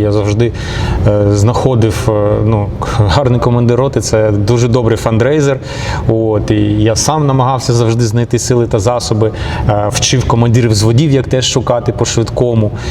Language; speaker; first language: Ukrainian; non-native, local second language; Russian